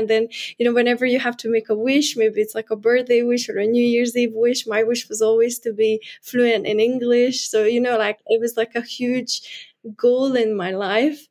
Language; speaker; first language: English; non-native, fluent; Hungarian